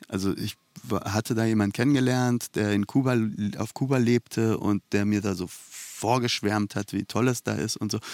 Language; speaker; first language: German; early bilingual, other home language; Persian